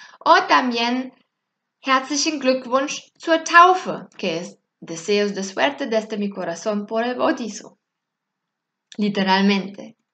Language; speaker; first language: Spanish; non-native, fluent; German